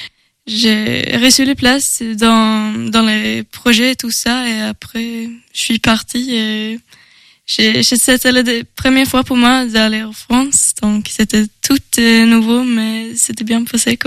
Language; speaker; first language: French; non-native, learner; Swedish